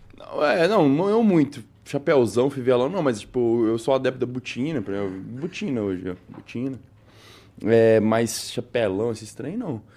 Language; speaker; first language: Portuguese; native; Portuguese